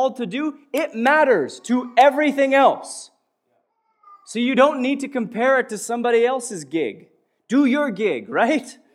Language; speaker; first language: English; native; English